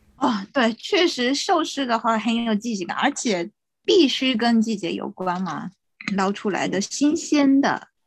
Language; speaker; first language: Chinese; non-native, fluent; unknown